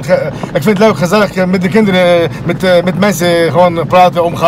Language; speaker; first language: Dutch; non-native, learner; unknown